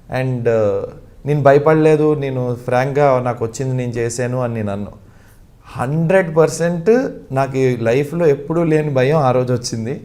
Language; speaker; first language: Telugu; non-native, local second language; Malayalam